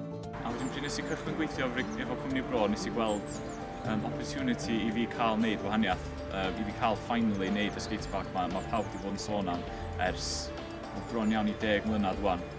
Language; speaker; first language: Welsh; native; Welsh